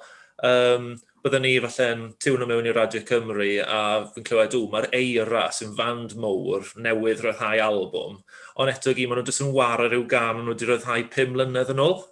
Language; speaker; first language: Welsh; native; Welsh